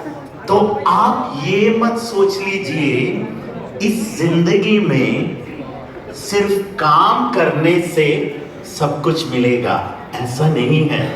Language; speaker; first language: Hindi; non-native, learner; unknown